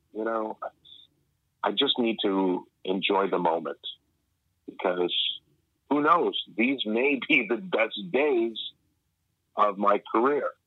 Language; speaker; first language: English; native; English